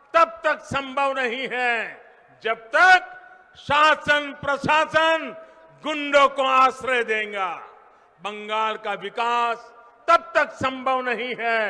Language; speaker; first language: Hindi; non-native, local second language; Gujarati